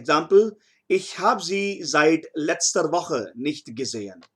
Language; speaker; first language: German; non-native, fluent; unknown